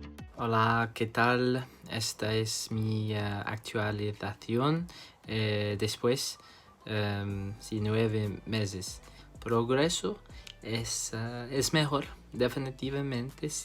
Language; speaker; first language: Spanish; non-native, learner; English